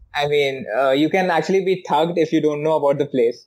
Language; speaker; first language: English; non-native, local second language; Hindi